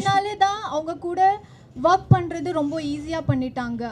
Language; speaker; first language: Tamil; non-native, fluent; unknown